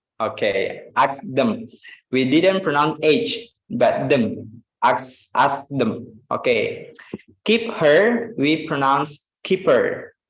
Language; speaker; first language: English; non-native, fluent; Indonesian